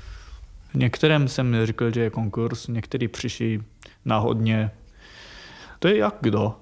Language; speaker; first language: Czech; non-native, fluent; Japanese